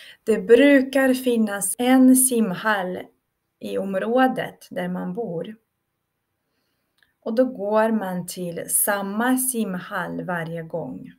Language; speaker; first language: Swedish; non-native, fluent; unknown